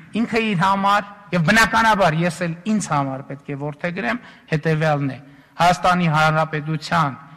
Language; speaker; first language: Armenian; native; Armenian